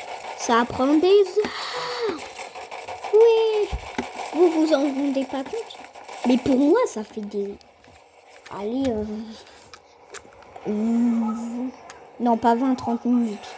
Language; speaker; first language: French; native; French